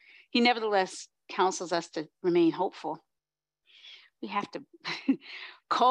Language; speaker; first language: English; native; English